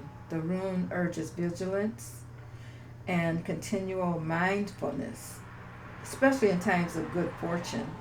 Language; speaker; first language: English; native; English